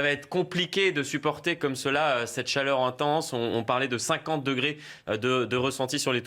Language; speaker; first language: French; native; French